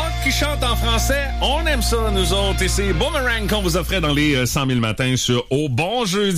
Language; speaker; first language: French; native; French